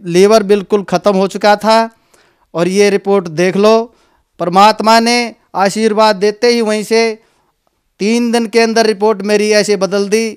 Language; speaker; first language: Hindi; native; Hindi